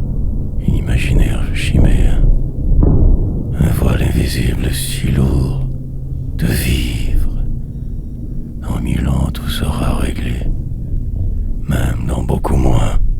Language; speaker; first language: French; native; French